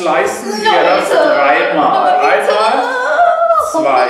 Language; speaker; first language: German; native; German